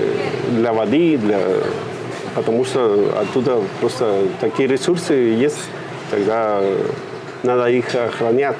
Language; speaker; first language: Russian; non-native, fluent; Spanish